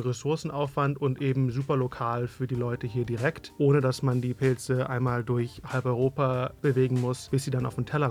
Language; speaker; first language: German; native; German